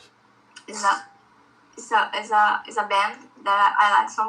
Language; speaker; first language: English; non-native, learner; Portuguese